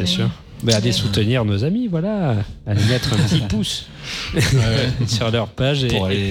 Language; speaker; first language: French; native; French